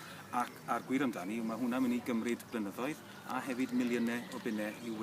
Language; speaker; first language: Welsh; native; Welsh